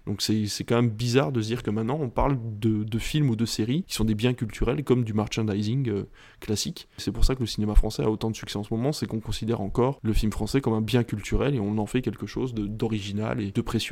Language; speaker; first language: French; native; French